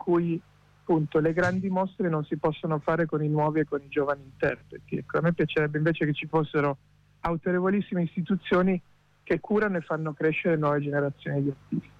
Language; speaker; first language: Italian; native; Italian